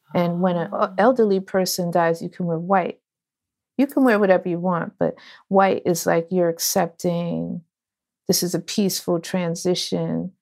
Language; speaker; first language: English; native; English